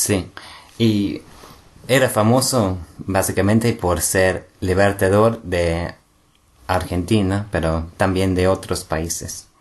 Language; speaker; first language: Spanish; non-native, fluent; English